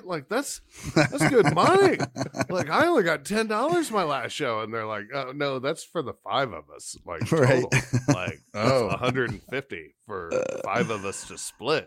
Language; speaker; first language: English; native; English